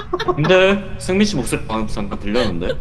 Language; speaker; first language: Korean; native; Korean